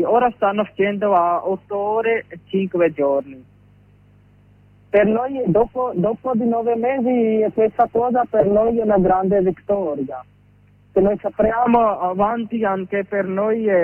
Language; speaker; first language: Italian; non-native, learner; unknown